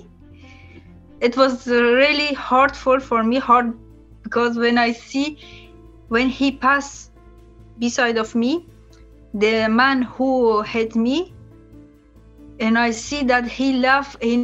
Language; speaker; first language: English; non-native, learner; Persian